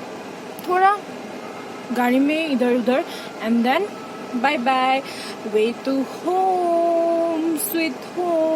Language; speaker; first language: Hindi; non-native, local second language; Assamese